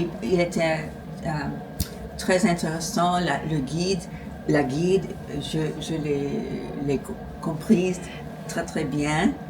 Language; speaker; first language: French; non-native, fluent; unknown